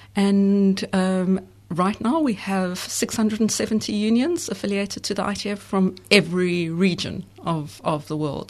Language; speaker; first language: English; native; English